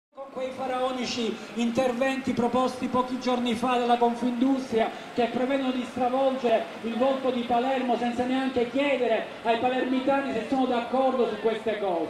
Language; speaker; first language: Italian; native; Italian